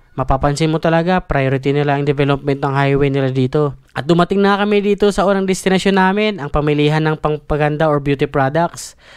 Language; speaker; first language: Filipino; native; Filipino